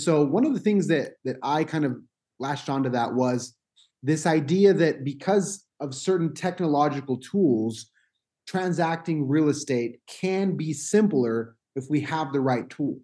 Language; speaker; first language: English; native; English